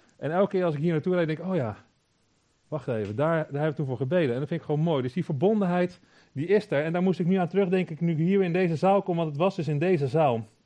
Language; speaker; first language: Dutch; native; Dutch